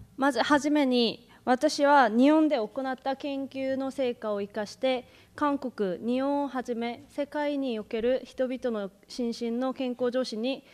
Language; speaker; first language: Japanese; non-native, fluent; Korean